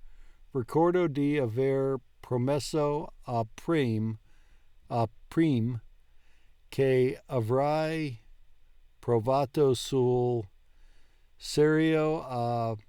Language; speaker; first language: Italian; non-native, learner; English